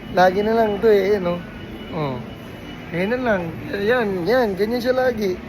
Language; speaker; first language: Filipino; non-native, fluent; Korean